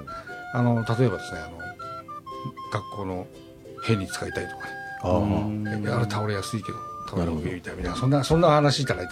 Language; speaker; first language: Japanese; native; Japanese